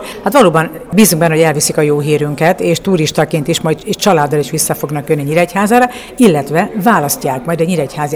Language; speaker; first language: Hungarian; native; Hungarian